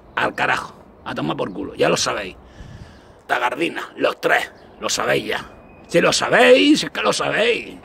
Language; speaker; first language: Spanish; native; Spanish